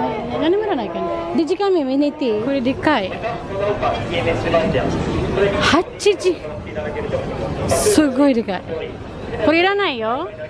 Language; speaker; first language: Japanese; non-native, fluent; Filipino